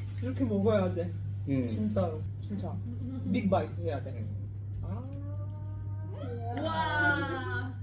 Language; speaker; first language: Korean; non-native, learner; Arabic